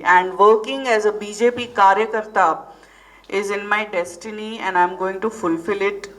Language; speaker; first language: Telugu; non-native, learner; Gujarati